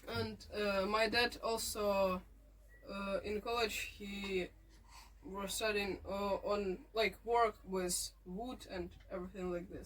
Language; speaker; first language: English; non-native, learner; Ukrainian